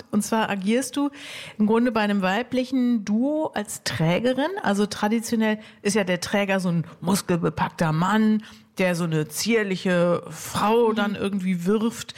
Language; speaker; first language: German; native; German